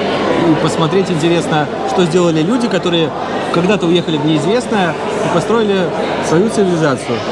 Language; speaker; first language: Russian; native; Russian